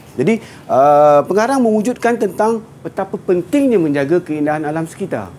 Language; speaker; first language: Malay; native; Malay